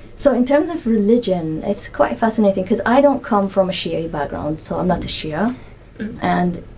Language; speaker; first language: English; non-native, fluent; Arabic